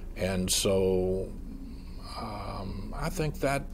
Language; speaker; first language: English; native; English